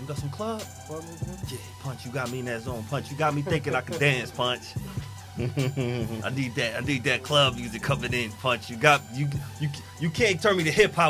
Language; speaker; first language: English; native; English